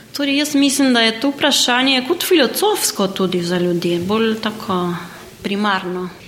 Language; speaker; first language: Slovenian; early bilingual, heritage; Slovenian